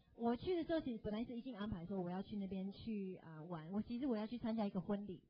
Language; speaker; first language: Chinese; non-native, fluent; English